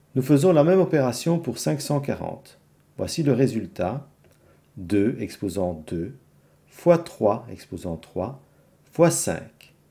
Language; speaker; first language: French; native; French